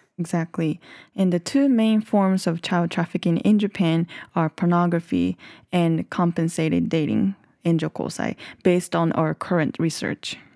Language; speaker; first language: English; non-native, fluent; Japanese